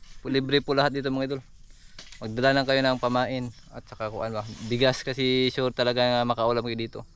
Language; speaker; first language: Filipino; non-native, local second language; Cebuano